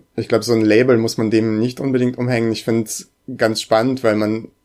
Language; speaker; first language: German; early bilingual, other home language; Russian